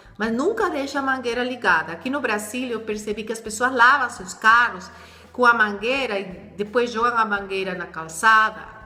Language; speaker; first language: Portuguese; non-native, fluent; Spanish